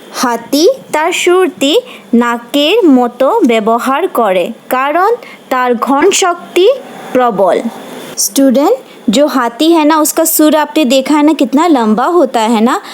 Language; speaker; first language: Hindi; non-native, local second language; Bangla